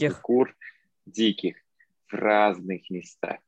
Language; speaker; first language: Russian; non-native, local second language; Armenian